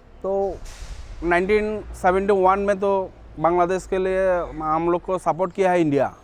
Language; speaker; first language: Hindi; non-native, local second language; Bangla